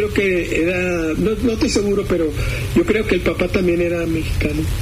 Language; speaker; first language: Spanish; early bilingual, heritage; Spanish